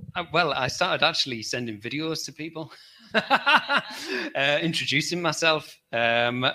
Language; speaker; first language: English; native; English